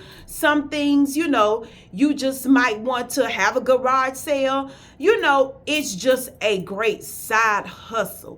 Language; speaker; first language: English; native; English